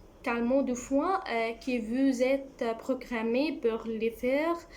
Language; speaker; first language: French; non-native, learner; Arabic